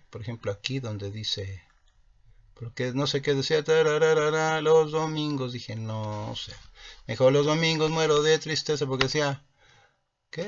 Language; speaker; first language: Spanish; native; Spanish